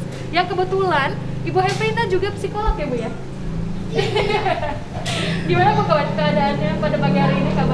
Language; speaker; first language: Indonesian; native; Indonesian